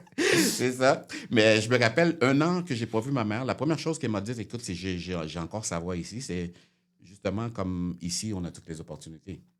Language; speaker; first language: French; early bilingual, other home language; Haitian Creole